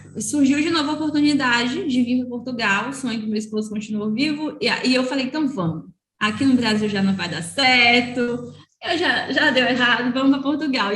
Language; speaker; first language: Portuguese; native; Portuguese